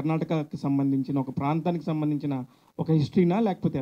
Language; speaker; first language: Telugu; native; Telugu